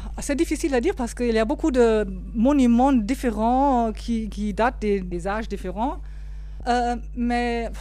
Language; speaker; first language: French; non-native, fluent; German